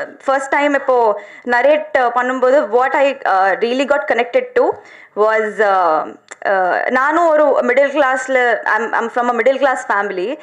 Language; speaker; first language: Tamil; non-native, learner; Telugu